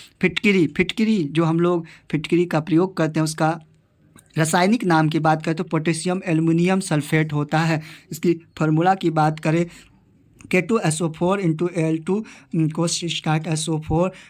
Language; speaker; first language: Hindi; native; Hindi